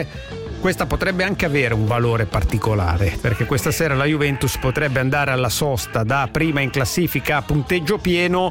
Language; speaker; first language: Italian; native; Italian